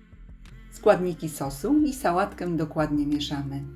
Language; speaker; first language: Polish; native; Polish